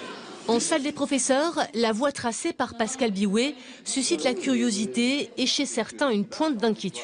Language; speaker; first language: French; native; French